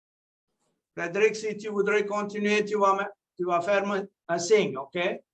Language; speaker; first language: French; non-native, local second language; English